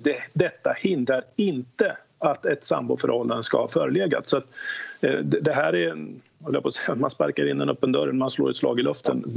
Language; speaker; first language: Swedish; native; Swedish